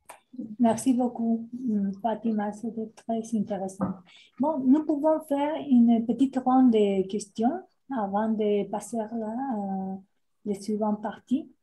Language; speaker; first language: French; non-native, fluent; Spanish